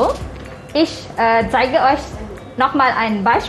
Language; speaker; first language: German; non-native, fluent; Malay